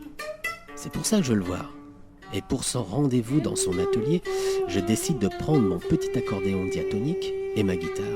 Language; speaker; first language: French; native; French